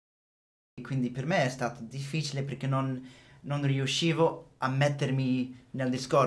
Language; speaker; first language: Italian; non-native, fluent; English